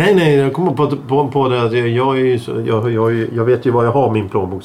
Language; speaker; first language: Swedish; native; Swedish